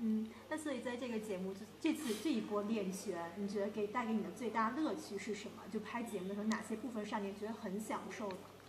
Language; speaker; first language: Chinese; native; Chinese